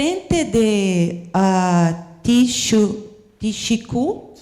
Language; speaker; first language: Portuguese; non-native, learner; Spanish